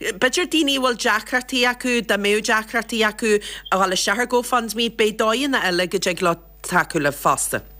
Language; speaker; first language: Irish; native; Irish